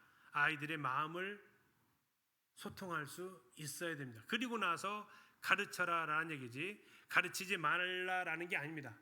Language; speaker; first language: Korean; native; Korean